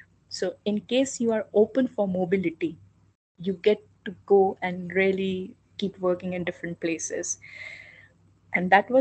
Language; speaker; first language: English; non-native, local second language; Hindi